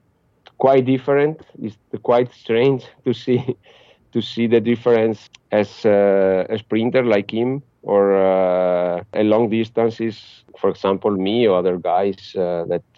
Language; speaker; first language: English; non-native, fluent; Italian